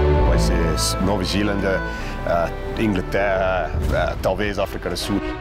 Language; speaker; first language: Portuguese; non-native, learner; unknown